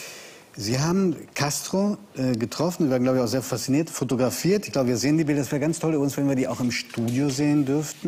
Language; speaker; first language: German; native; German